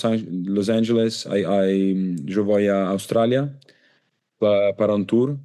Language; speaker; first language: Spanish; non-native, learner; Italian